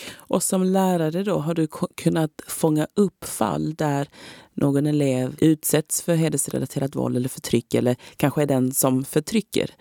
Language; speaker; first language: Swedish; native; Swedish